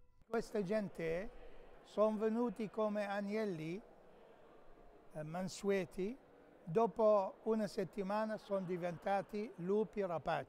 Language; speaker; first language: Italian; non-native, fluent; Arabic